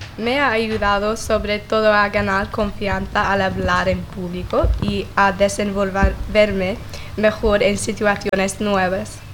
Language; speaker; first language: Spanish; non-native, learner; English